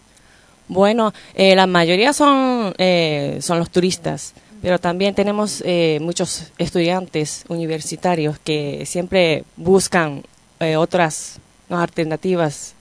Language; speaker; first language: Spanish; non-native, fluent; Japanese